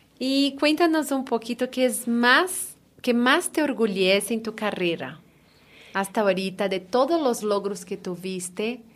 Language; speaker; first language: Spanish; non-native, fluent; Portuguese